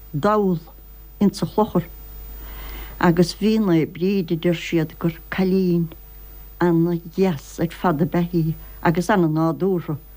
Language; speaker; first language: Irish; native; Irish